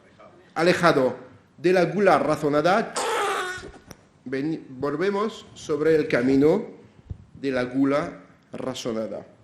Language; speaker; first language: Spanish; non-native, fluent; French